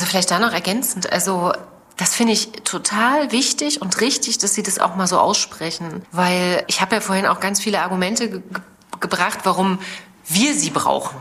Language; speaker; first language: German; native; German